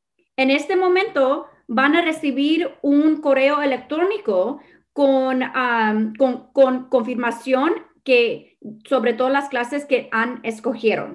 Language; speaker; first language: Spanish; early bilingual, other home language; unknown